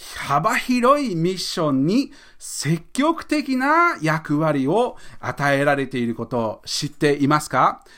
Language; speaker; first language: Japanese; non-native, fluent; English